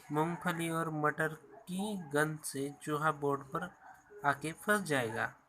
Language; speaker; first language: Hindi; non-native, local second language; Marathi